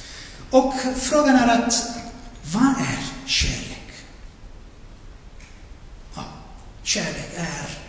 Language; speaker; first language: Swedish; non-native, fluent; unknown